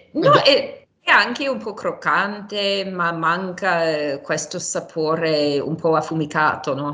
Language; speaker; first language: Italian; non-native, fluent; English